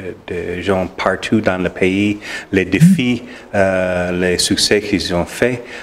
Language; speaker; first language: French; non-native, learner; English